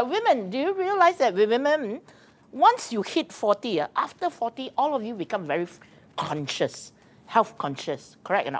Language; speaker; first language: English; non-native, local second language; Min Nan Chinese